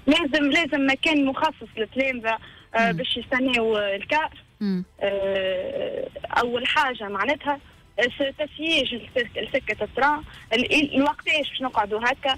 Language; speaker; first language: Arabic; native; Arabic